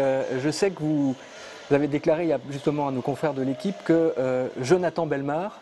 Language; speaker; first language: French; native; French